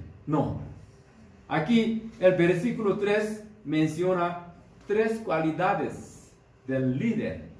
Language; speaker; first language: Spanish; non-native, fluent; Korean